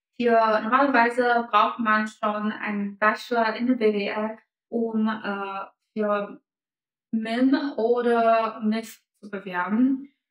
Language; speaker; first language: German; non-native, fluent; Chinese